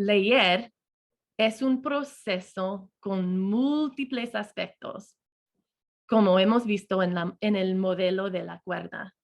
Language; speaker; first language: Spanish; non-native, fluent; English